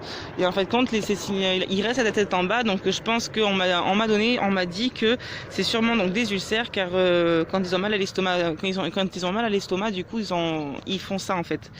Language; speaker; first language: French; native; French